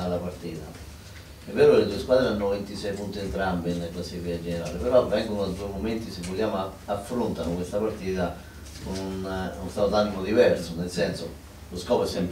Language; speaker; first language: Italian; native; Italian